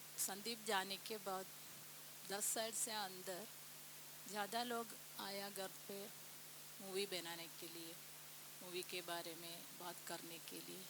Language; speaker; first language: Hindi; non-native, local second language; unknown